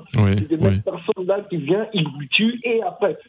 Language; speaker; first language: French; non-native, local second language; Sango